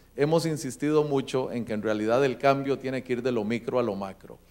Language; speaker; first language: Spanish; native; Spanish